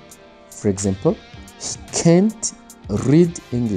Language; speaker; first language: English; non-native, local second language; Kinyarwanda